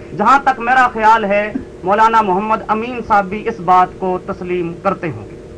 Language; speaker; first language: Urdu; native; Urdu